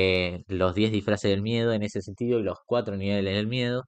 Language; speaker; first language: Spanish; native; Spanish